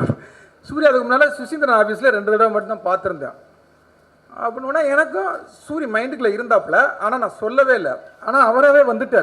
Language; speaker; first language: Tamil; native; Tamil